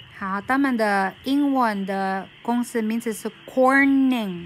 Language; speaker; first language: Chinese; non-native, fluent; Filipino